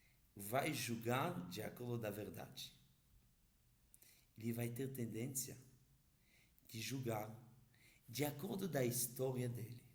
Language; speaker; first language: Portuguese; non-native, fluent; Hebrew